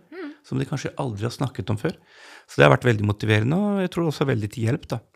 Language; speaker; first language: Norwegian; early bilingual, other home language; Urdu